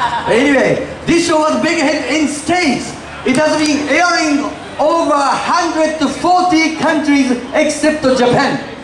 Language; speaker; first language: English; non-native, fluent; Japanese